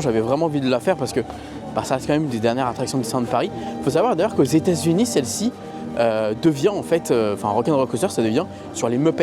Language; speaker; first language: French; native; French